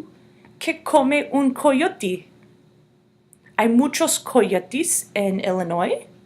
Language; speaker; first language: Spanish; non-native, fluent; English